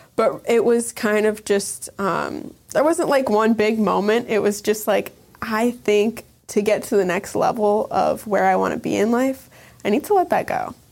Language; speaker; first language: English; native; English